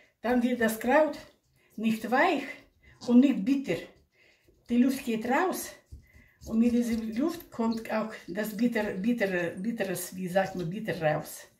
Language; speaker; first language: German; non-native, local second language; Russian